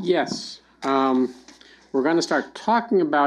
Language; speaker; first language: English; native; English